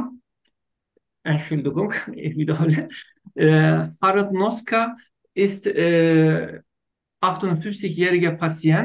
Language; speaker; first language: German; non-native, learner; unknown